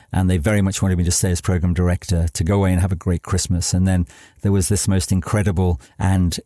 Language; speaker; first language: English; native; English